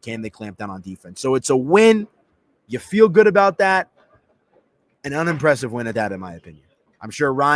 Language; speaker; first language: English; native; English